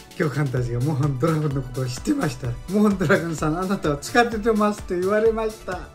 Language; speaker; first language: Japanese; non-native, fluent; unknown